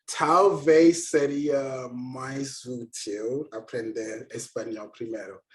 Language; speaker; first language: Portuguese; non-native, learner; English